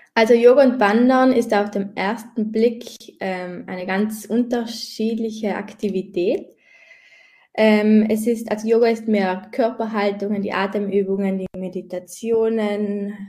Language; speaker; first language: German; native; German